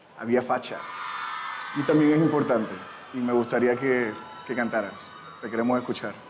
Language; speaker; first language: Spanish; native; Spanish